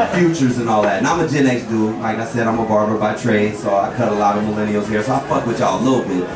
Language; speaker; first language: English; native; English